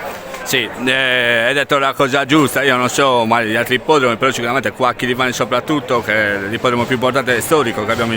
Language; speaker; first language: Italian; native; Italian